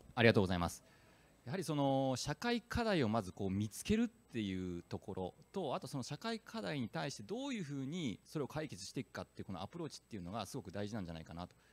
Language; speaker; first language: Japanese; native; Japanese